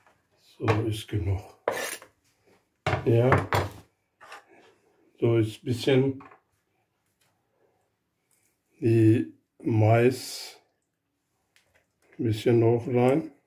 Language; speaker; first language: German; non-native, learner; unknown